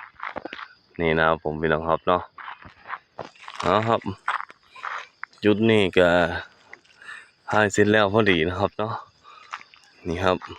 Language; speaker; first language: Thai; non-native, local second language; Northeastern Thai